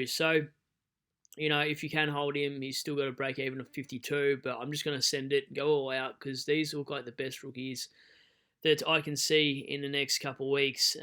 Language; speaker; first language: English; native; English